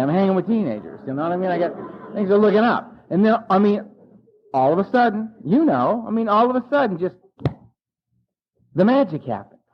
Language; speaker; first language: English; native; English